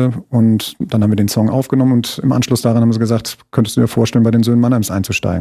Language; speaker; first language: German; native; German